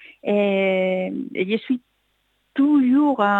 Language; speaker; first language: French; non-native, fluent; Spanish